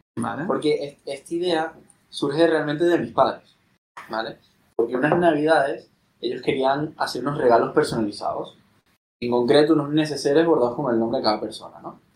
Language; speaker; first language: Spanish; native; Spanish